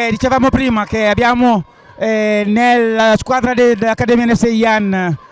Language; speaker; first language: Italian; non-native, fluent; Wolof